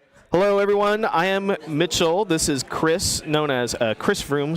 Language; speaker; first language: English; native; English